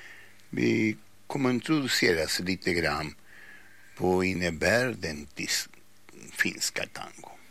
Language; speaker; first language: Swedish; non-native, fluent; Spanish